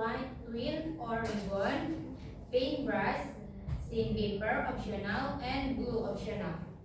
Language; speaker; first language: English; non-native, learner; Indonesian